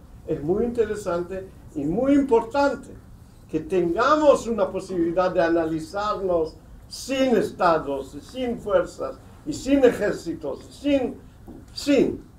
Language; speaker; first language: Spanish; non-native, fluent; Hebrew